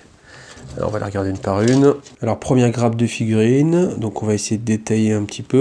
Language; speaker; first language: French; native; French